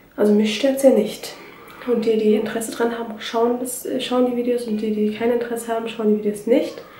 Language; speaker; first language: German; early bilingual, other home language; Turkish